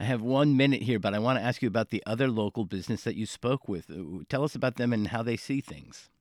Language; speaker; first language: English; native; English